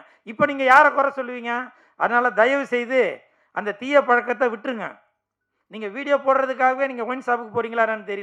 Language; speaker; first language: Tamil; native; Tamil